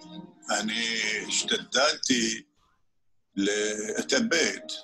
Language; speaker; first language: Hebrew; non-native, fluent; Arabic